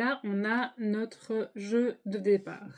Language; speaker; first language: French; native; French